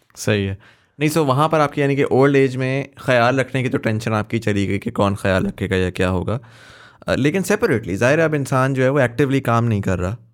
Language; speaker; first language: Urdu; native; Urdu